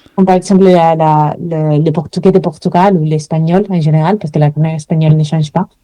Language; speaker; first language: French; non-native, fluent; Spanish